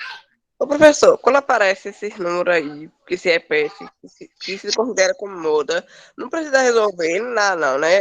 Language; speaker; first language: Portuguese; native; Portuguese